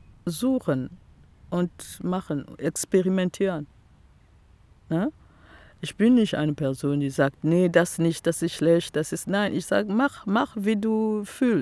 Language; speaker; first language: German; non-native, fluent; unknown